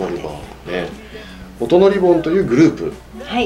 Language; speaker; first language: Japanese; native; Japanese